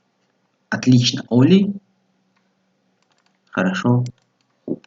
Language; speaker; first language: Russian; non-native, local second language; Tajik